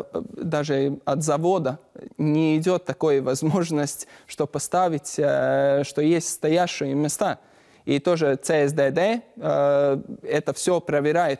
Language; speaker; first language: Russian; non-native, learner; Latvian